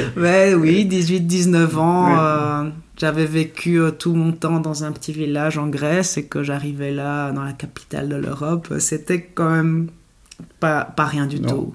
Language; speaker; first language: French; non-native, fluent; Greek